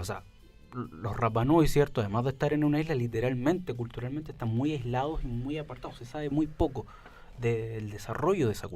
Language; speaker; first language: Spanish; native; Spanish